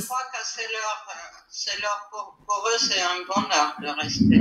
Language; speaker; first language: French; non-native, fluent; Armenian